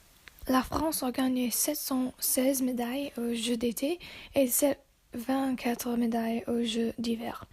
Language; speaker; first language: French; non-native, learner; English